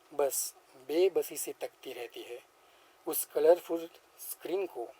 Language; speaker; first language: Hindi; non-native, local second language; Gujarati